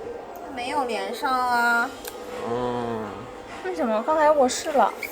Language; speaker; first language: Chinese; native; Chinese